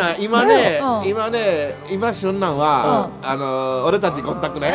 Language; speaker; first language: Japanese; native; Japanese